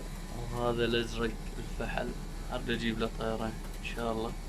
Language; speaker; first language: Arabic; native; Arabic